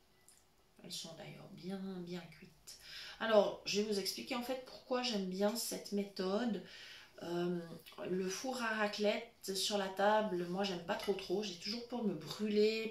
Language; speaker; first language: French; native; French